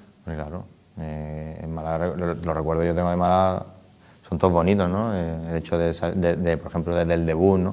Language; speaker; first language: Spanish; native; Spanish